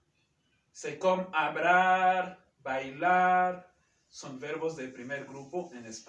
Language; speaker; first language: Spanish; non-native, fluent; French